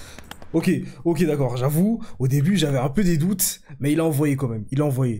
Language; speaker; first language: French; native; French